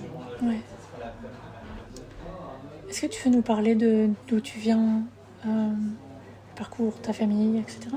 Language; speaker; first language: French; native; French